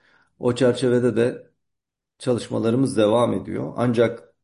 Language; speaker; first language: Turkish; native; Turkish